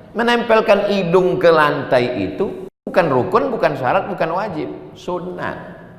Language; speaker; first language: Indonesian; native; Indonesian